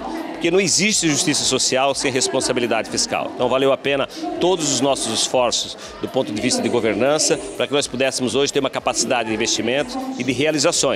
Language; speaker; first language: Portuguese; native; Portuguese